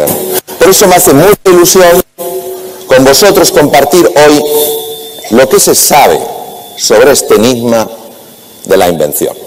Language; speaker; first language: Spanish; native; Spanish